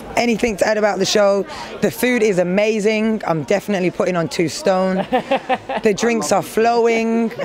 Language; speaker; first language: English; native; English